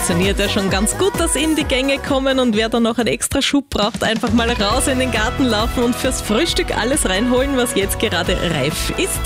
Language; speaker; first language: German; native; German